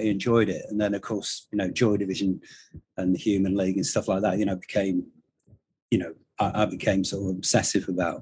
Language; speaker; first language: English; native; English